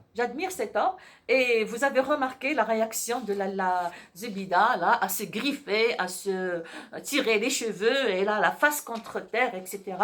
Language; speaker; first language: French; non-native, local second language; Arabic